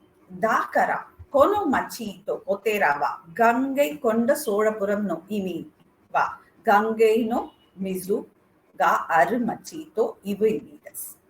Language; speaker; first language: Japanese; non-native, learner; Tamil